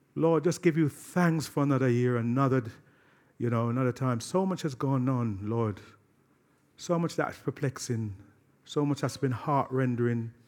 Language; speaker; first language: English; native; English